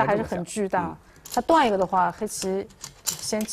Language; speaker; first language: Chinese; native; Chinese